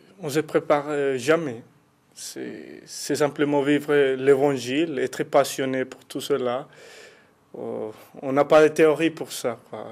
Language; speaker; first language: French; non-native, fluent; Spanish